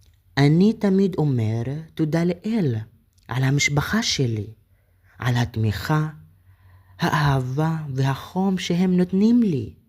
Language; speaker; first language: Hebrew; non-native, fluent; Arabic